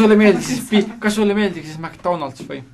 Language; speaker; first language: Estonian; native; Estonian